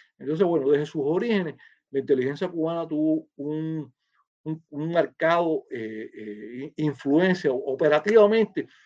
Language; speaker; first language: Spanish; native; Spanish